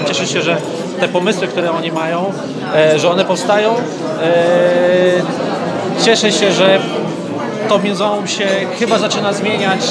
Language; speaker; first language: Polish; native; Polish